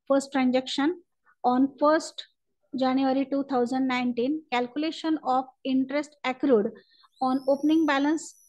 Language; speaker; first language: Hindi; non-native, local second language; Marathi